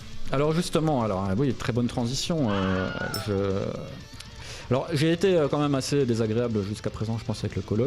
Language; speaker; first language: French; native; French